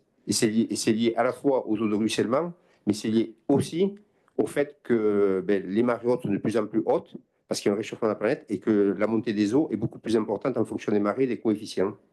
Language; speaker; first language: French; native; French